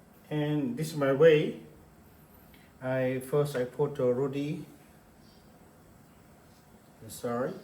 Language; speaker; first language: English; non-native, learner; Khmer